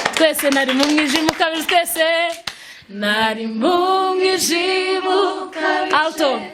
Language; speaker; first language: Kinyarwanda; early bilingual, heritage; Kinyarwanda